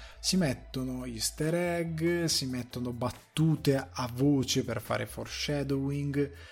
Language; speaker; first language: Italian; native; Italian